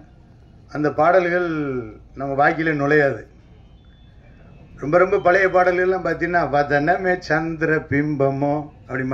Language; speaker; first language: Tamil; native; Tamil